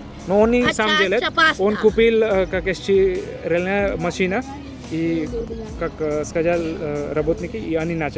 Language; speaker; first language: Russian; non-native, learner; Hindi